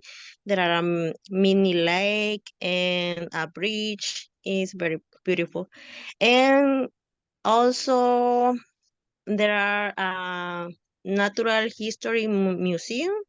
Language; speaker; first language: English; non-native, learner; Spanish